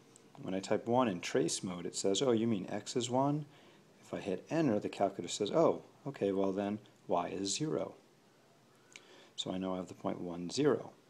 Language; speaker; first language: English; native; English